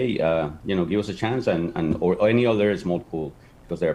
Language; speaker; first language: English; non-native, fluent; Spanish